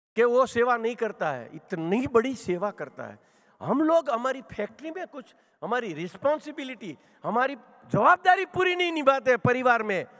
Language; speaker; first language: Hindi; non-native, local second language; Gujarati